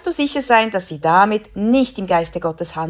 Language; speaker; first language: German; native; German